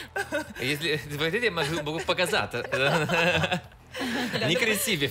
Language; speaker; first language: Russian; non-native, learner; Italian